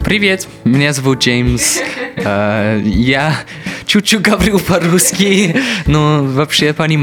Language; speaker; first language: Russian; non-native, learner; English